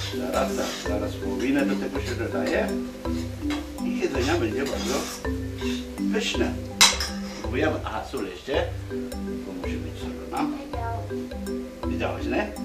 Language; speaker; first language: Polish; non-native, fluent; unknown